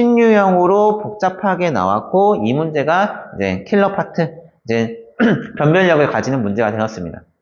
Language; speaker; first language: Korean; native; Korean